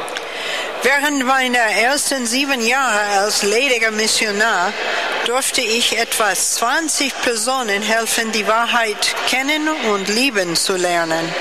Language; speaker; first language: German; non-native, fluent; English